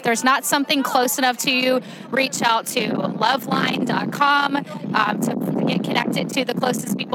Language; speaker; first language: English; native; English